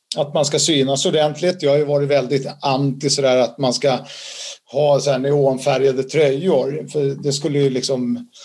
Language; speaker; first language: Swedish; native; Swedish